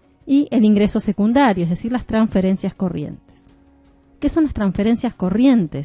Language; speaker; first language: Spanish; native; Spanish